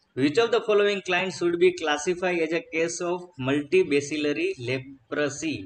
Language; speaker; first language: English; non-native, local second language; Gujarati